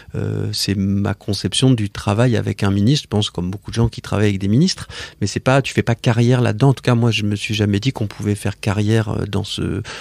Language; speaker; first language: French; native; French